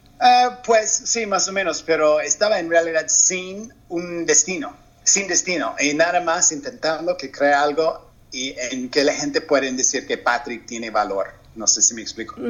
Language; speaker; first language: Spanish; non-native, learner; English